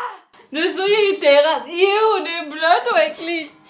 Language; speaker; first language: Swedish; non-native, fluent; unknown